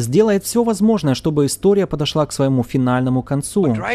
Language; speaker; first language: Russian; native; Russian